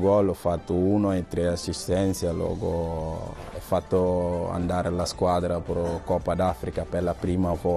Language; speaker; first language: Italian; non-native, learner; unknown